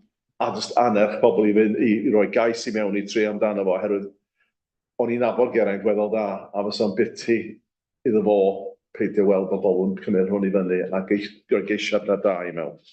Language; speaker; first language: Welsh; native; Welsh